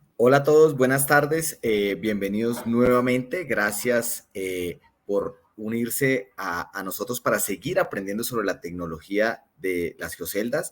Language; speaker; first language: Spanish; native; Spanish